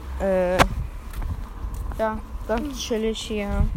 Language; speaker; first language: German; early bilingual, other home language; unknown